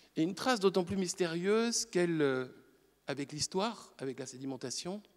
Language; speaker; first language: French; native; French